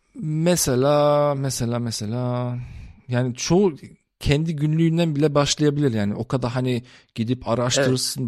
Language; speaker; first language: Turkish; early bilingual, heritage; Turkish